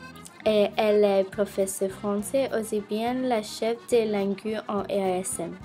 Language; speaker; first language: French; non-native, learner; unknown